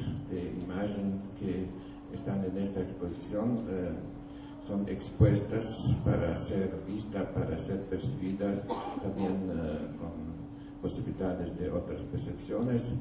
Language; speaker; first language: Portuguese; non-native, learner; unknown